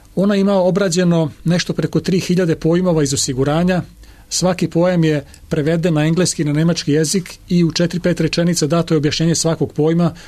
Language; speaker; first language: Serbian; native; Serbian